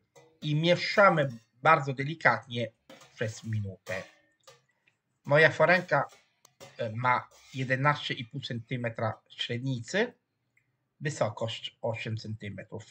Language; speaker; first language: Polish; non-native, fluent; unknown